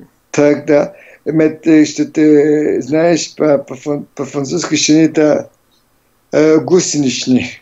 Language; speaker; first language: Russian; non-native, learner; French